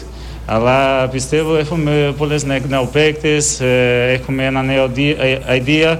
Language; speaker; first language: Greek; non-native, learner; Portuguese